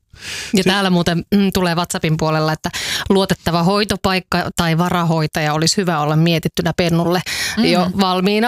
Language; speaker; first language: Finnish; native; Finnish